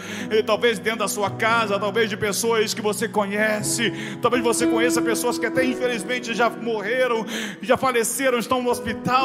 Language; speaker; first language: Portuguese; native; Portuguese